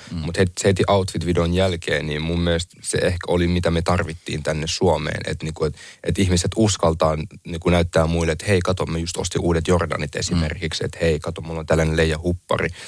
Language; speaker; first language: Finnish; early bilingual, other home language; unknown